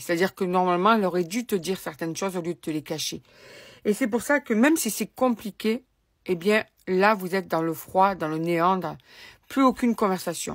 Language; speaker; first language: French; native; French